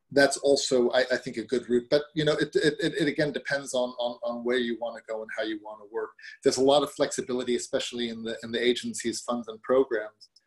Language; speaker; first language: English; early bilingual, other home language; German